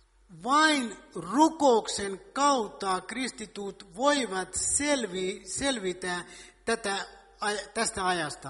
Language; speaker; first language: Finnish; non-native, fluent; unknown